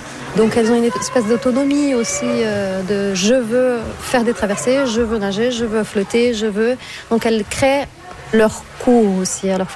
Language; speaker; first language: French; non-native, fluent; Portuguese